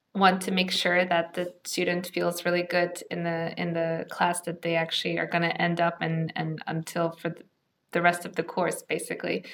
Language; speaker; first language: English; native; English